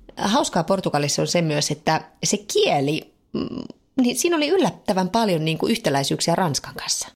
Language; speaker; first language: Finnish; native; Finnish